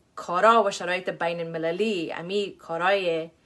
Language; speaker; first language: Persian; early bilingual, heritage; Persian